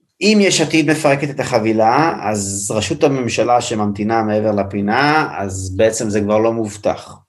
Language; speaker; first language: Hebrew; native; Hebrew